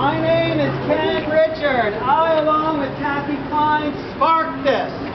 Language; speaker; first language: English; native; English